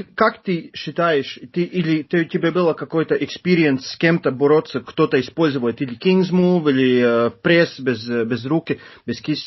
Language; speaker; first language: Russian; non-native, fluent; Turkish